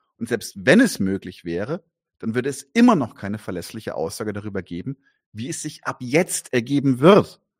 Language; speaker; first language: German; native; German